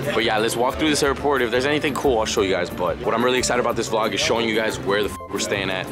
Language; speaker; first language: English; early bilingual, other home language; Spanish